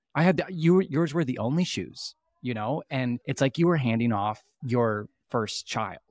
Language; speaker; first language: English; native; English